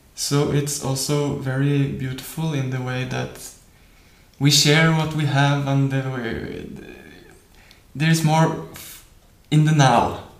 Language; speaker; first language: English; non-native, fluent; Norwegian